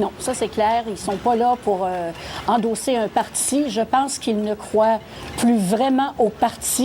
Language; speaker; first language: French; native; French